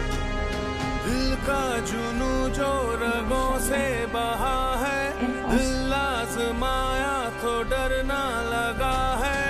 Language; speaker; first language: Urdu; non-native, learner; Malay